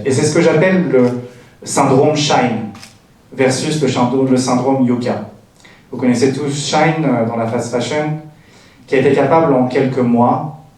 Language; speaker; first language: French; native; French